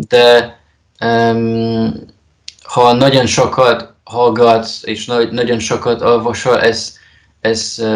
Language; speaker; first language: Hungarian; non-native, learner; Polish